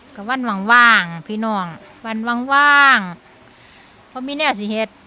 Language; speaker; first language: Thai; non-native, local second language; Northeastern Thai